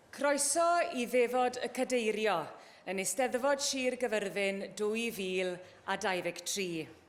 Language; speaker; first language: Welsh; native; Welsh